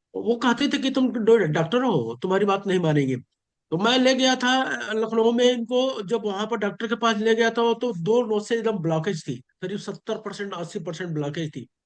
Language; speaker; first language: Hindi; native; Hindi